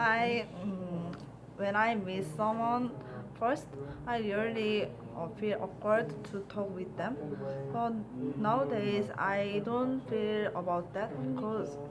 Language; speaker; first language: English; non-native, learner; Korean